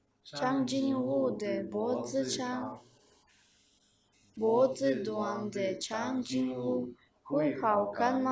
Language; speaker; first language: Chinese; non-native, learner; Kyrgyz